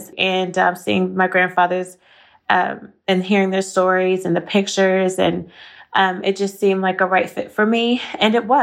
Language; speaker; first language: English; native; English